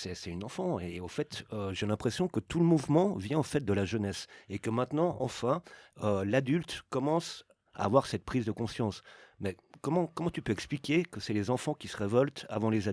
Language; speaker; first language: French; native; French